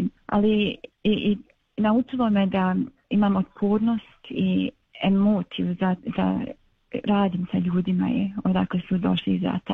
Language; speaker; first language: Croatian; early bilingual, other home language; Bosnian